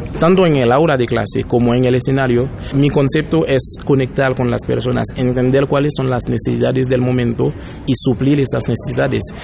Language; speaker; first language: Spanish; non-native, fluent; Haitian Creole